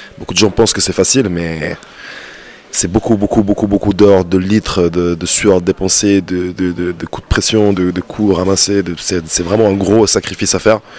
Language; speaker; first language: French; native; French